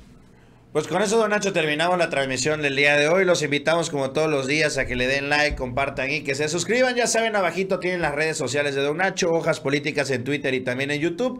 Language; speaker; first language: Spanish; native; Spanish